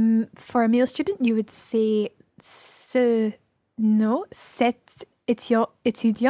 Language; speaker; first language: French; non-native, learner; English